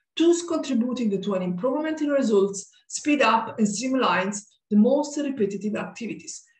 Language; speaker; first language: English; non-native, learner; Italian